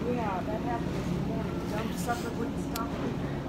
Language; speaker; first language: English; native; English